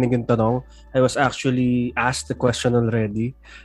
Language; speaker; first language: English; non-native, local second language; Filipino